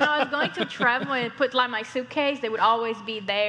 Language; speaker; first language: English; non-native, fluent; Portuguese